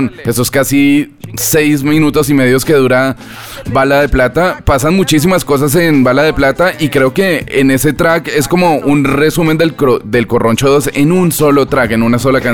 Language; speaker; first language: Spanish; native; Spanish